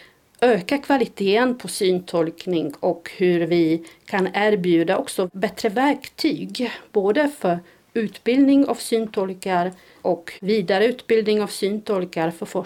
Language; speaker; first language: Swedish; non-native, fluent; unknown